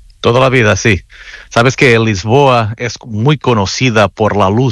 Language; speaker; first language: Spanish; non-native, fluent; Portuguese